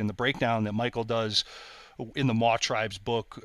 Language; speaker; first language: English; native; English